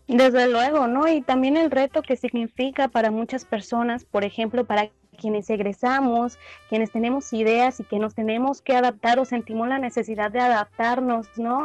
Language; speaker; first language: Spanish; native; Spanish